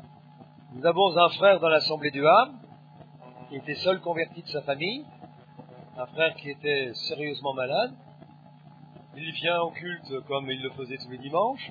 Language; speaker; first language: French; native; French